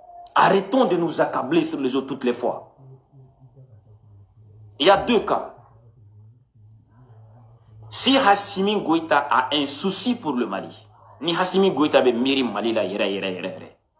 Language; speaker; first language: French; non-native, local second language; Bambara